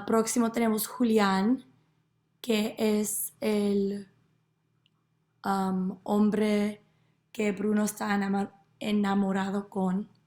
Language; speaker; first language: Spanish; non-native, learner; English